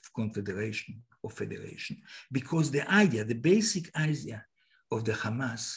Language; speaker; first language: English; non-native, fluent; Hebrew